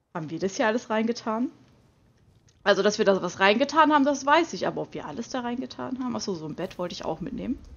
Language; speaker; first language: German; native; German